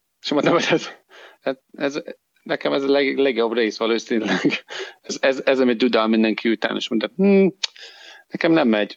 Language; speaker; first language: Hungarian; non-native, learner; English